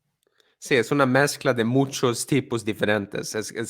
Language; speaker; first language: Spanish; non-native, fluent; Swedish